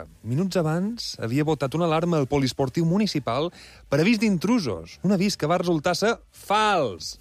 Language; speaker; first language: Catalan; native; Catalan